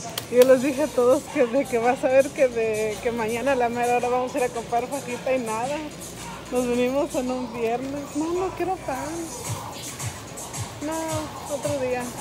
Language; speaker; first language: Spanish; early bilingual, heritage; Spanish